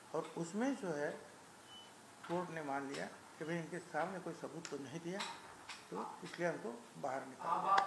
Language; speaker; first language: Hindi; non-native, local second language; Marathi